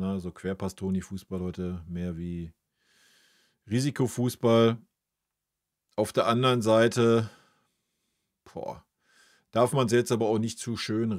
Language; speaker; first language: German; native; German